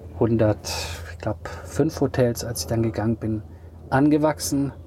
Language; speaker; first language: German; native; German